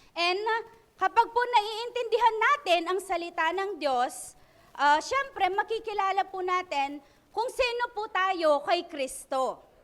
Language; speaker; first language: Filipino; non-native, local second language; Pampanga